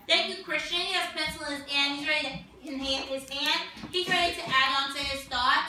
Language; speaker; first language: English; native; English